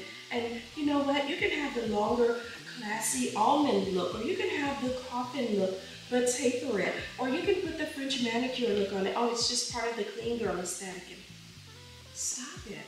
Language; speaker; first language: English; native; English